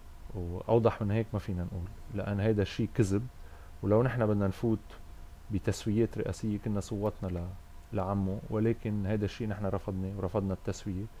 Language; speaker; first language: Arabic; native; Arabic